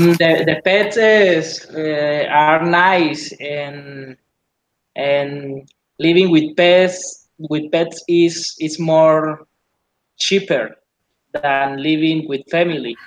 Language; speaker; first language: English; non-native, learner; Spanish